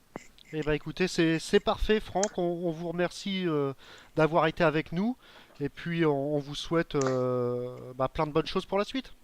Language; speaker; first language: French; native; French